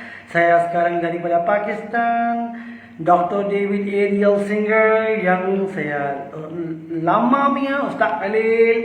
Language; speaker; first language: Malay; non-native, learner; Urdu